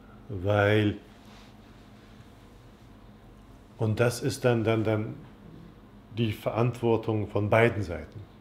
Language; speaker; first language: German; non-native, fluent; Turkish